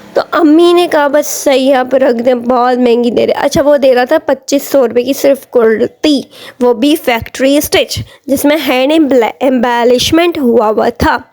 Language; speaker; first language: Urdu; native; Urdu